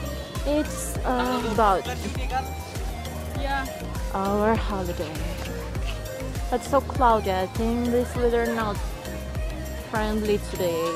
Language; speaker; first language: English; non-native, learner; Indonesian